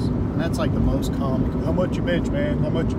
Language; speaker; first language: English; native; English